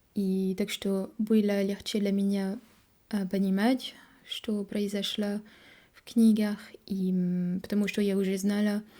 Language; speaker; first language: Russian; non-native, learner; French